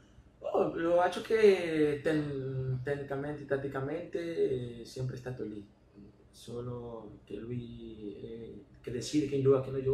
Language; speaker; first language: Italian; non-native, learner; Spanish